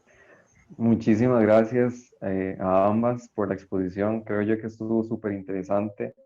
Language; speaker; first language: Spanish; native; Spanish